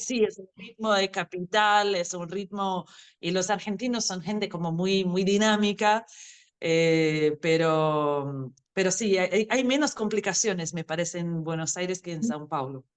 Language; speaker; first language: Spanish; non-native, fluent; Portuguese